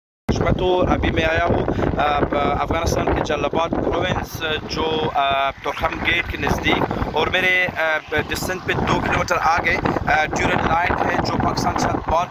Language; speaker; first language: Hindi; non-native, fluent; Pashto